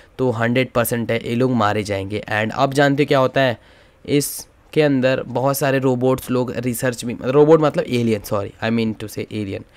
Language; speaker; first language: Hindi; native; Hindi